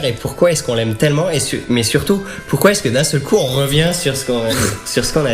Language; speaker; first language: French; native; French